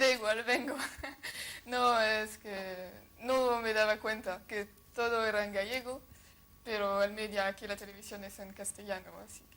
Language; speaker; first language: Spanish; non-native, fluent; French